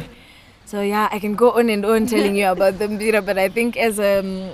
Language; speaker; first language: English; non-native, local second language; Shona